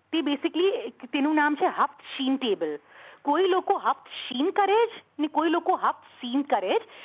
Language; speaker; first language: Gujarati; early bilingual, heritage; Gujarati